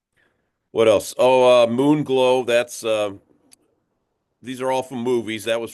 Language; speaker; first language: English; native; English